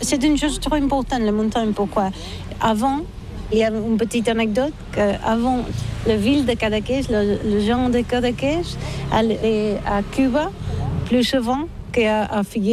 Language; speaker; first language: French; non-native, learner; Catalan